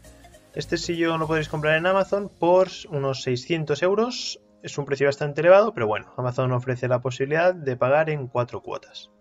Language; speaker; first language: Spanish; native; Spanish